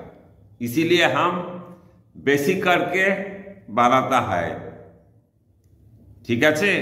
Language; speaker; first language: Hindi; non-native, local second language; Bangla